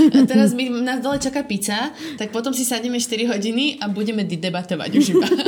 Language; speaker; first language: Slovak; native; Slovak